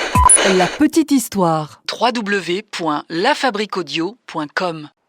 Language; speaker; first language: French; native; French